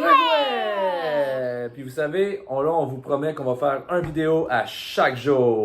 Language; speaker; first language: French; native; French